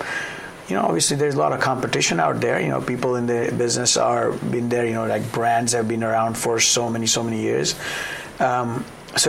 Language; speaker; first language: English; non-native, local second language; Gujarati